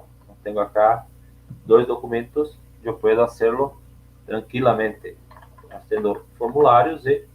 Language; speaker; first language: Spanish; non-native, learner; Portuguese